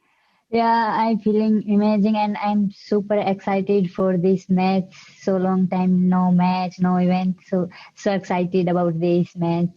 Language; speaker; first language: English; non-native, learner; Hindi